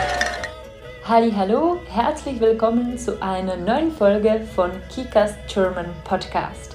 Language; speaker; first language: German; non-native, fluent; Czech